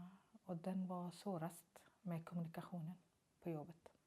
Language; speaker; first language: Swedish; non-native, learner; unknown